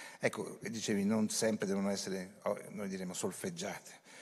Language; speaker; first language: Italian; native; Italian